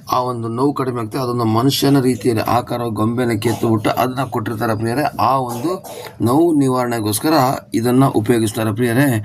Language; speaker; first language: Kannada; non-native, local second language; Kodava